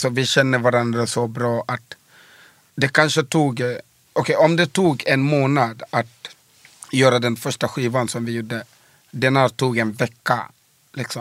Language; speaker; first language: Swedish; early bilingual, other home language; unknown